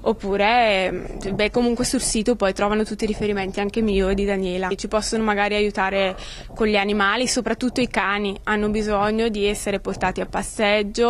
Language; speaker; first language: Italian; native; Italian